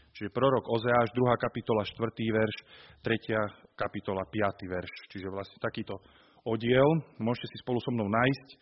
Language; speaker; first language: Slovak; native; Slovak